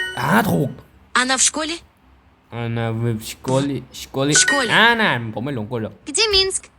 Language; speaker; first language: Russian; non-native, learner; Thai